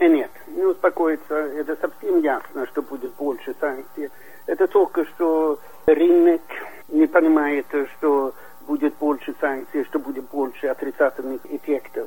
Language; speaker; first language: Russian; non-native, fluent; Swedish